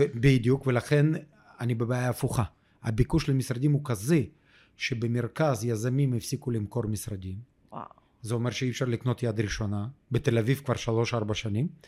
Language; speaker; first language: Hebrew; non-native, fluent; Russian